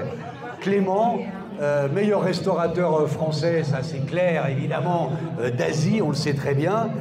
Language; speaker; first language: French; native; French